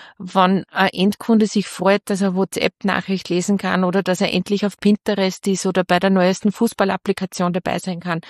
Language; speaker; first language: German; native; German